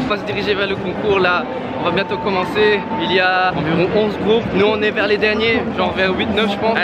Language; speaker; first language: French; native; French